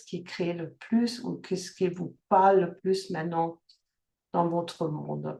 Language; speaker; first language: French; early bilingual, heritage; French